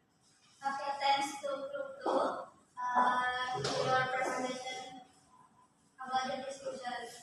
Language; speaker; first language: English; non-native, learner; Indonesian